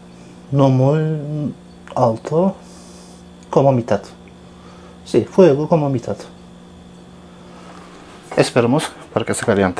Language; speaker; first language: Spanish; non-native, learner; Turkish